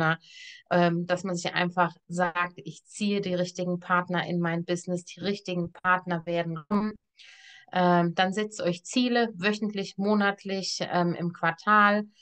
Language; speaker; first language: German; native; German